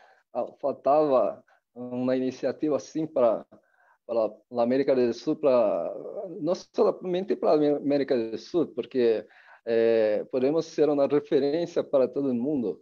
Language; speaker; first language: Spanish; non-native, fluent; Portuguese